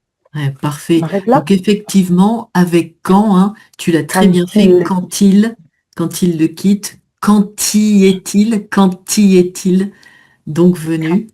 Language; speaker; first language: French; native; French